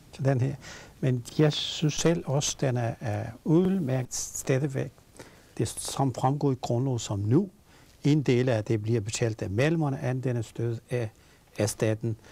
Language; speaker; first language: Danish; non-native, fluent; Turkish